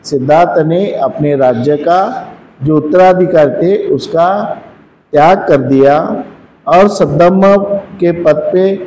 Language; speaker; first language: Hindi; non-native, local second language; Marathi